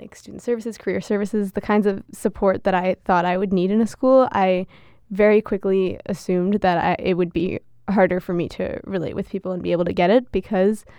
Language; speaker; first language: English; early bilingual, other home language; Gujarati